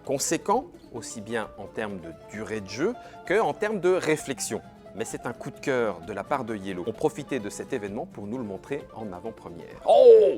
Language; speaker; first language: French; native; French